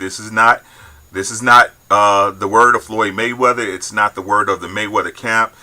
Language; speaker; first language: English; native; English